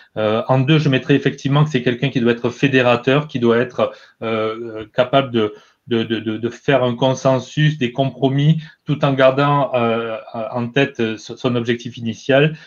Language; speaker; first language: French; native; French